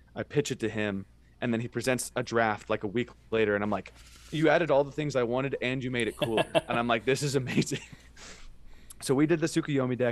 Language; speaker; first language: English; native; English